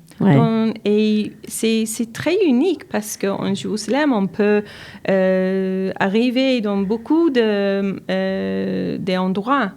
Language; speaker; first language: French; non-native, learner; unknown